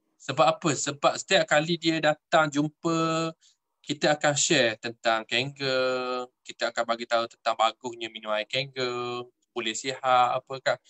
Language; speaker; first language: Malay; native; Malay